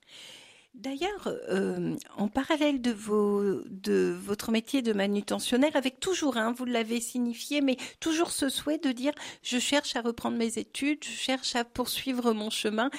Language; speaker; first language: French; native; French